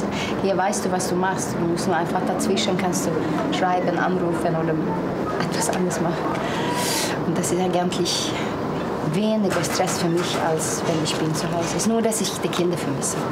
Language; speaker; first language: German; non-native, fluent; Swedish